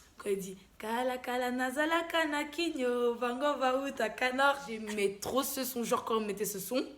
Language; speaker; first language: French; early bilingual, other home language; Lingala